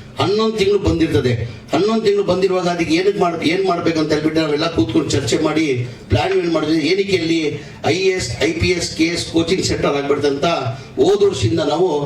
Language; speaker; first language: Kannada; non-native, local second language; Urdu